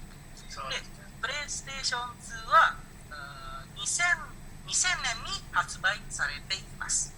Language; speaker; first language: Japanese; non-native, learner; Indonesian